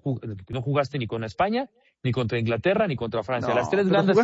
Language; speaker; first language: Spanish; native; Spanish